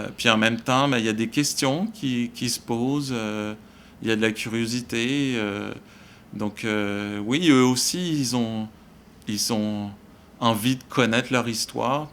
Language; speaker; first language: French; native; French